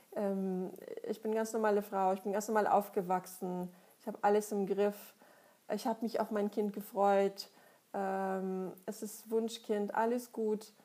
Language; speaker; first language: German; non-native, fluent; Russian